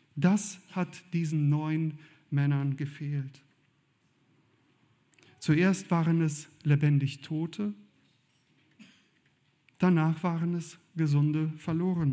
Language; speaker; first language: German; native; German